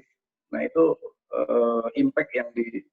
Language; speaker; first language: Indonesian; native; Indonesian